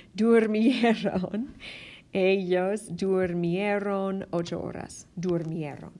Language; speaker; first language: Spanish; non-native, fluent; English